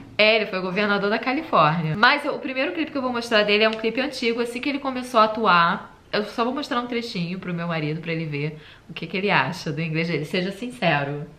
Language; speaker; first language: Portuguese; native; Portuguese